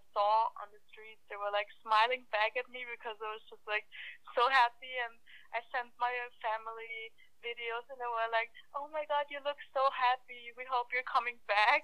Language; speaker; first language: English; non-native, fluent; German